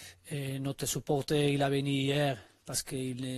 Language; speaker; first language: French; non-native, learner; Spanish